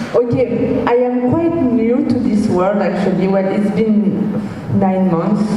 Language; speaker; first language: English; non-native, fluent; French